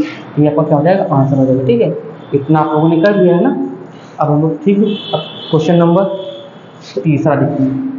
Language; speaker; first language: Hindi; native; Hindi